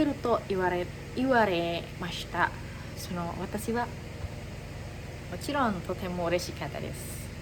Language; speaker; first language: Japanese; non-native, learner; Indonesian